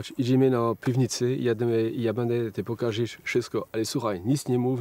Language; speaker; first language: Polish; early bilingual, heritage; French